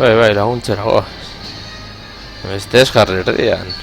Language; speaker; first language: Basque; non-native, local second language; Spanish